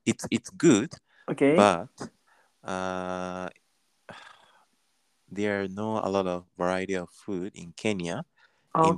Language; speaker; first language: English; non-native, learner; Japanese